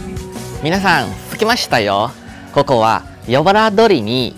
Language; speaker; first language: Japanese; non-native, learner; Thai